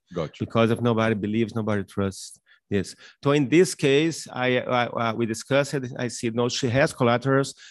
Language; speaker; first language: English; non-native, fluent; Portuguese